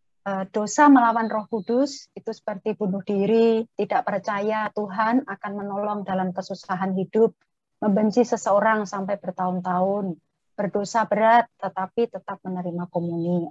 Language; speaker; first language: Indonesian; native; Indonesian